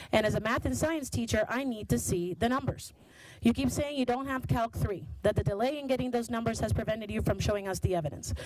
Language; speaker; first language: English; non-native, fluent; Spanish